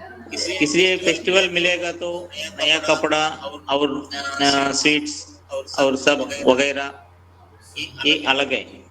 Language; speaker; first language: Hindi; non-native, local second language; Telugu